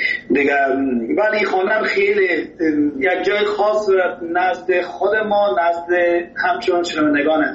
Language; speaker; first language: Persian; native; Persian